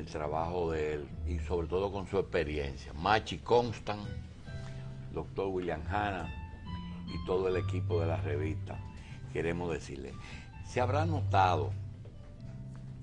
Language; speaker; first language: Spanish; native; Spanish